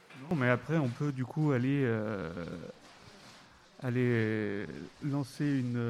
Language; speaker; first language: French; native; French